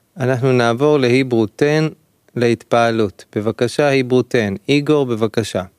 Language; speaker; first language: Hebrew; native; Hebrew